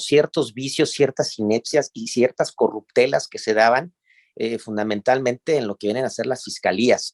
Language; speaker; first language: Spanish; native; Spanish